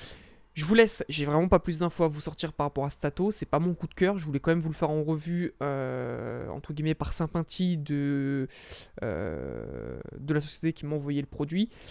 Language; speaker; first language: French; native; French